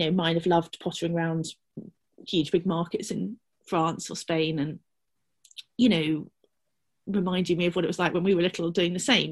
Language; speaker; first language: English; native; English